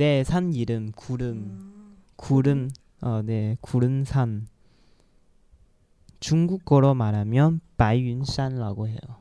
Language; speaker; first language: Korean; non-native, learner; Chinese